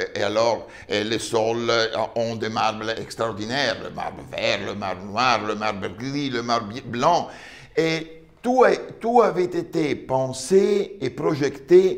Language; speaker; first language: French; non-native, fluent; Italian